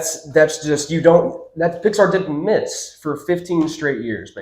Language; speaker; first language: English; native; English